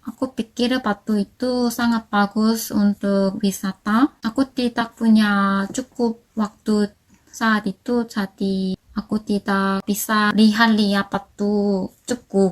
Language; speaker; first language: Indonesian; non-native, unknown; Korean